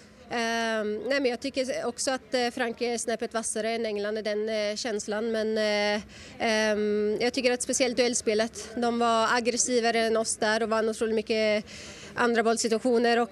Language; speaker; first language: Swedish; native; Swedish